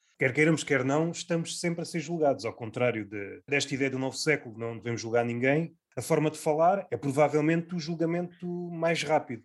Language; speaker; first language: Portuguese; native; Portuguese